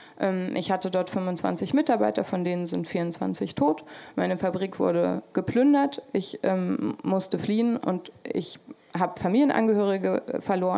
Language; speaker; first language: German; native; German